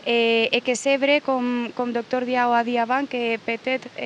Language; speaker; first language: French; non-native, learner; Spanish